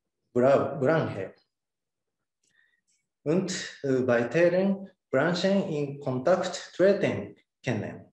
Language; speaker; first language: German; non-native, learner; Japanese